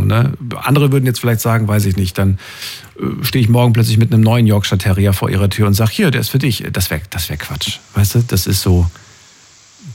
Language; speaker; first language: German; native; German